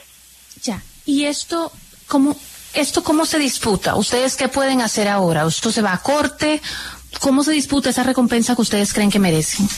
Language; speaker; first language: Spanish; native; Spanish